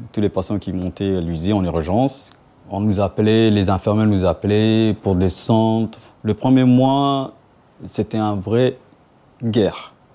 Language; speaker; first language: French; non-native, local second language; Somali